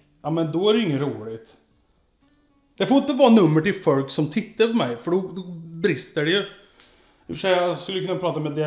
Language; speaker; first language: Swedish; native; Swedish